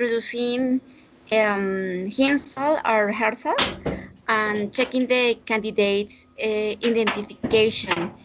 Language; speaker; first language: English; non-native, learner; Spanish